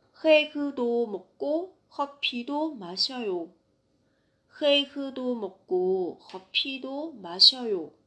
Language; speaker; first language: Korean; non-native, fluent; Vietnamese